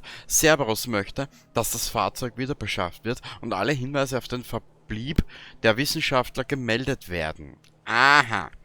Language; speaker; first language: German; native; German